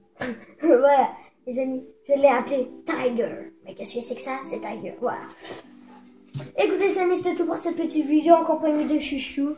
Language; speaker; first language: French; native; French